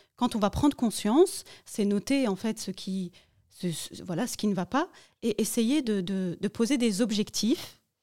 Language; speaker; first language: French; early bilingual, other home language; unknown